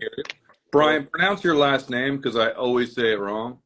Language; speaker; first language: English; native; English